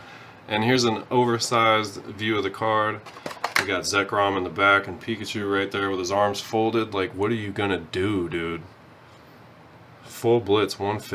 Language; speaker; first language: English; native; English